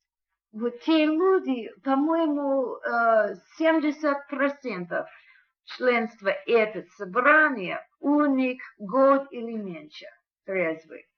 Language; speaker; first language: Russian; non-native, learner; English